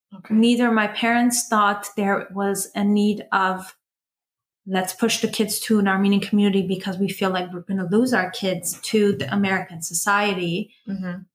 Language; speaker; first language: English; early bilingual, other home language; Persian